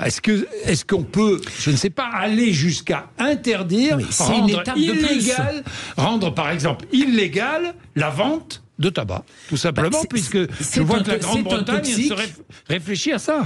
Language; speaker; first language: French; native; French